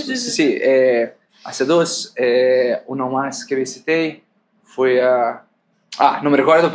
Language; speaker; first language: Spanish; non-native, fluent; Portuguese